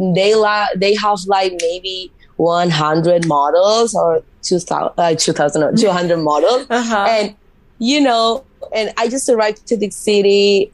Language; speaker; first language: English; non-native, fluent; Spanish